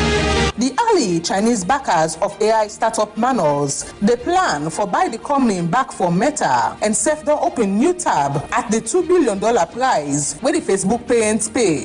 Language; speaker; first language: English; non-native, local second language; Krio